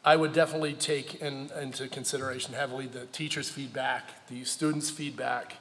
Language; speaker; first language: English; native; English